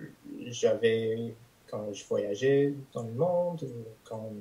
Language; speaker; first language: French; non-native, fluent; English